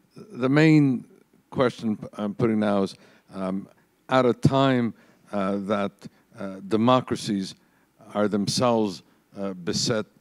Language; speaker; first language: English; native; English